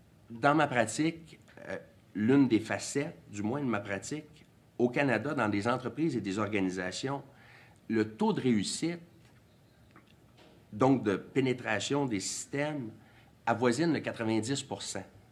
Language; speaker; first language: French; native; French